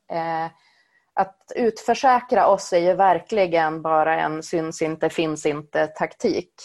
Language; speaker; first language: Swedish; native; Swedish